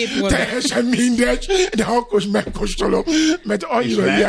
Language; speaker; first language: Hungarian; non-native, fluent; Yoruba